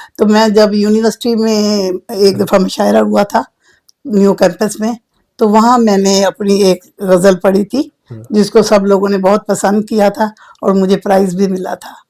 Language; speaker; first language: Urdu; native; Urdu